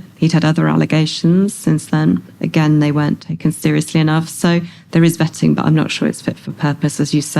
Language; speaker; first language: English; native; English